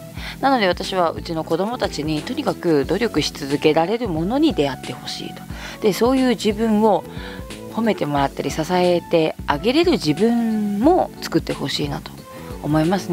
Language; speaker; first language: Japanese; native; Japanese